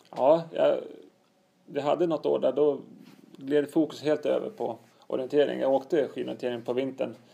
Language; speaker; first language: Swedish; native; Swedish